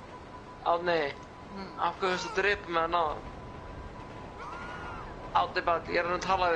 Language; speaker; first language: Icelandic; early bilingual, heritage; Icelandic